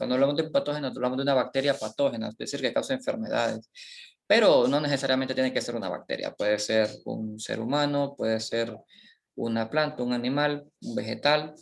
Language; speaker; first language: Spanish; native; Spanish